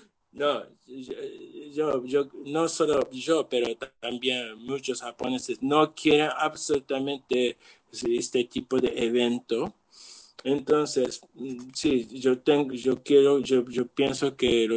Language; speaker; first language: Spanish; non-native, learner; Japanese